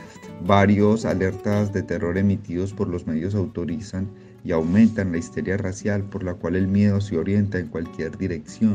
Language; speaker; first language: Spanish; native; Spanish